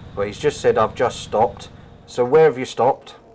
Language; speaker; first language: English; native; English